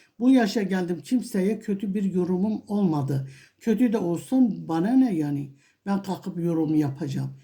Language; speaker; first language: Turkish; non-native, local second language; Kurdish